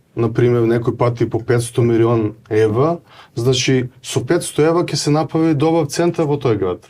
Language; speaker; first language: Macedonian; native; Macedonian